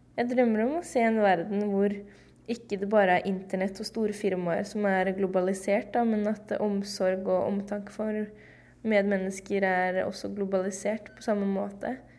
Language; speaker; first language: Norwegian; native; Norwegian